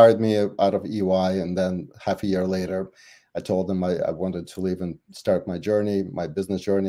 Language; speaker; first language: English; non-native, fluent; Russian